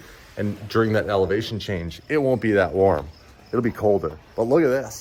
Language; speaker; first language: English; native; English